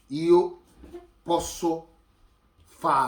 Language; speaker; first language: Italian; non-native, fluent; Akan